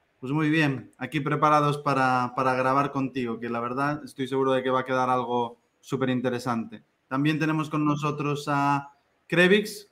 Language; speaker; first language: Spanish; native; Spanish